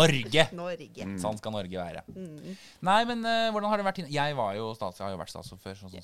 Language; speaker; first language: Norwegian; native; Norwegian